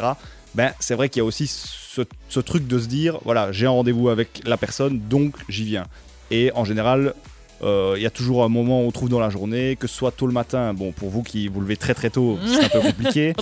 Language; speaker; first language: French; native; French